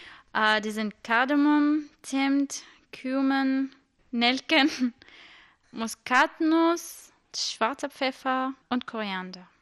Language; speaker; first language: German; non-native, learner; Arabic